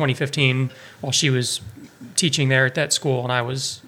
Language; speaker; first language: English; native; English